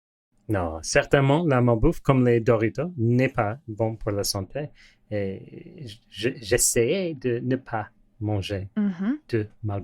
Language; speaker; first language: French; non-native, learner; English